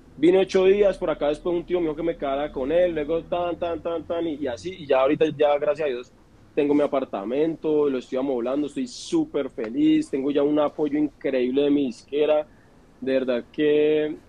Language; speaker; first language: Spanish; native; Spanish